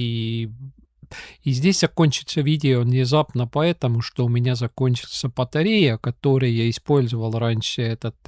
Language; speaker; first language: Russian; non-native, learner; Estonian